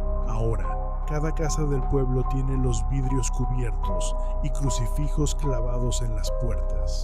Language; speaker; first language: Spanish; native; Spanish